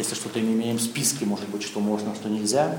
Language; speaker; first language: Czech; non-native, learner; Russian